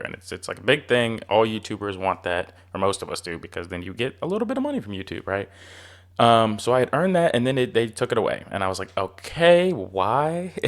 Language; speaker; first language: English; native; English